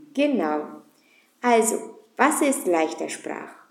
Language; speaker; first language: German; non-native, fluent; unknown